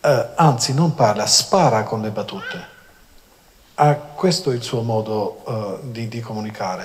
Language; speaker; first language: Italian; non-native, fluent; Albanian